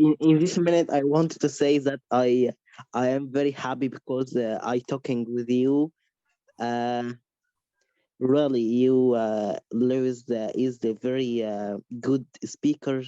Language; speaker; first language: English; non-native, learner; Spanish